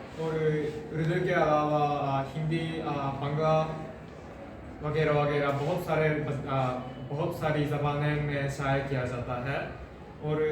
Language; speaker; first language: Hindi; non-native, fluent; Japanese